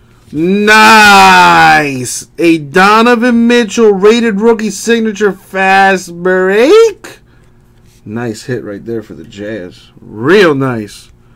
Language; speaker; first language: English; native; English